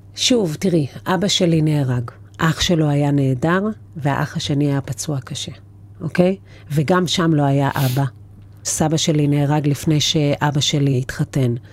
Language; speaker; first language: Hebrew; native; Hebrew